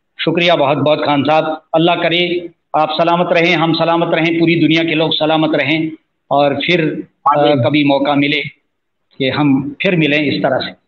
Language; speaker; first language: Hindi; non-native, local second language; Kashmiri